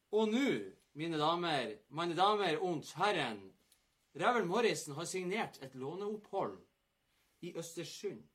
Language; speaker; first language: Norwegian; native; Norwegian